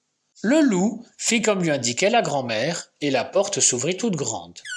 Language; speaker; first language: French; native; French